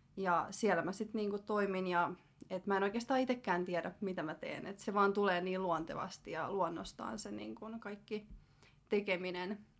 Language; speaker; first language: Finnish; early bilingual, other home language; Russian